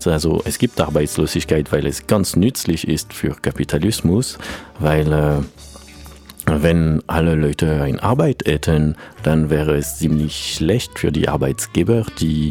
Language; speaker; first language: German; non-native, learner; French